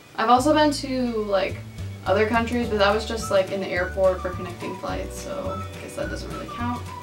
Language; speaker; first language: English; native; English